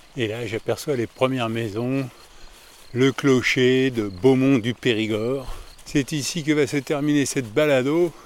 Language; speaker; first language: French; native; French